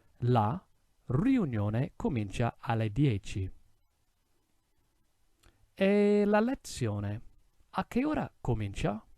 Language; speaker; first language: Italian; non-native, fluent; English